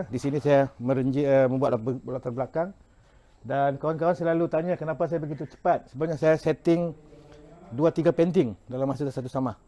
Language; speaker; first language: Malay; non-native, local second language; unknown